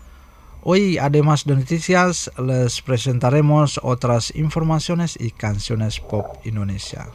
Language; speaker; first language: Spanish; non-native, fluent; Indonesian